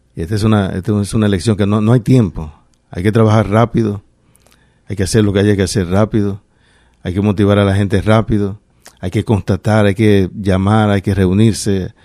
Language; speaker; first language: Spanish; native; Spanish